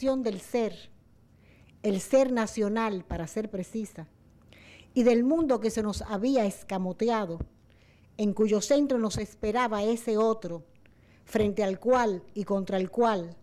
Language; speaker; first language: Spanish; native; Spanish